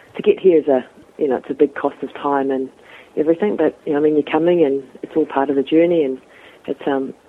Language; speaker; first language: English; native; English